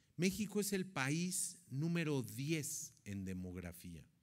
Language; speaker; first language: Spanish; native; Spanish